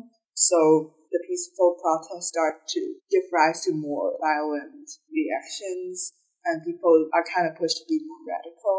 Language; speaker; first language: English; non-native, local second language; Cantonese